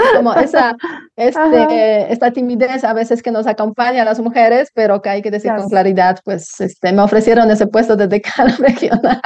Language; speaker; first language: Spanish; non-native, fluent; Polish